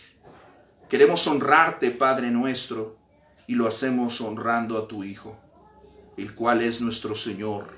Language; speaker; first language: Spanish; native; Spanish